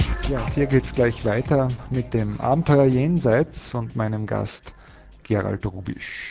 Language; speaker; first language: German; native; German